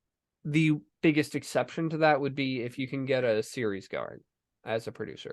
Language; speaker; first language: English; native; English